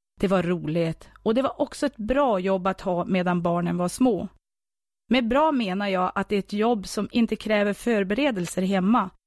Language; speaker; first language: Swedish; native; Swedish